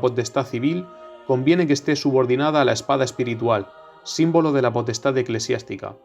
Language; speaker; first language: Spanish; native; Spanish